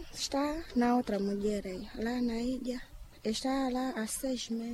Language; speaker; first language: Portuguese; non-native, local second language; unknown